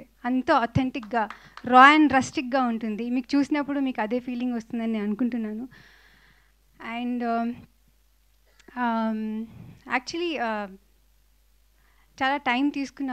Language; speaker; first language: Telugu; non-native, fluent; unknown